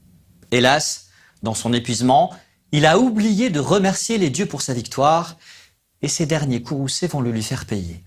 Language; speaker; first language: French; native; French